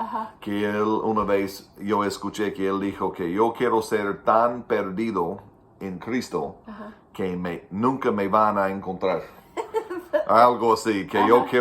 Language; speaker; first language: Spanish; non-native, fluent; English